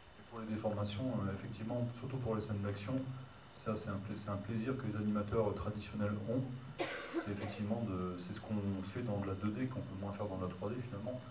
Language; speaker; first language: French; native; French